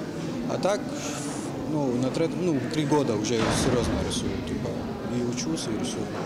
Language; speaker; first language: Russian; non-native, fluent; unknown